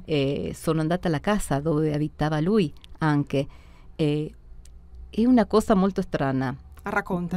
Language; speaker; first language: Italian; early bilingual, heritage; Spanish